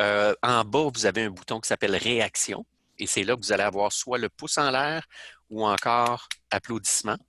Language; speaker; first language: French; native; French